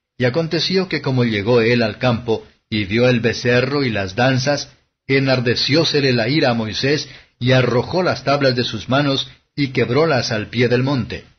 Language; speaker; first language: Spanish; non-native, fluent; Portuguese